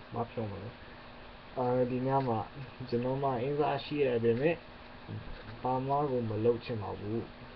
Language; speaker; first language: Burmese; non-native, learner; English